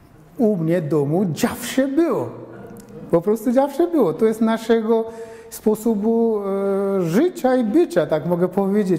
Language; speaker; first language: Polish; non-native, fluent; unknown